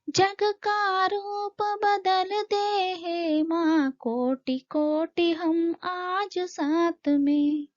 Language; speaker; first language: Hindi; non-native, local second language; Kannada